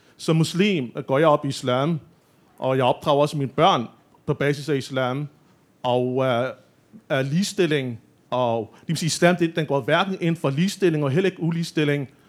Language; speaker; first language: Danish; non-native, fluent; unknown